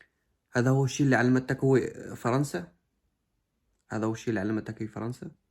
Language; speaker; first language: Arabic; native; Arabic